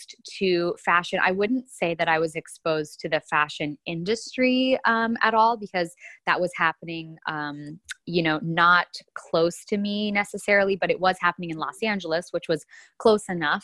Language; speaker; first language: English; native; English